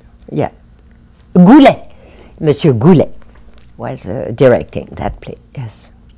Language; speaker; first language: English; non-native, fluent; French